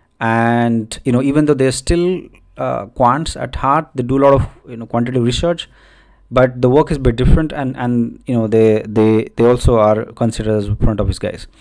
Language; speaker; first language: English; non-native, local second language; Odia